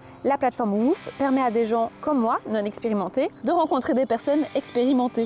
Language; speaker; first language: French; native; French